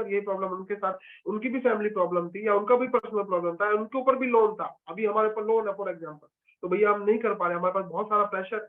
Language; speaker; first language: Hindi; native; Hindi